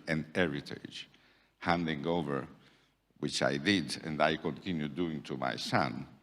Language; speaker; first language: English; non-native, fluent; Italian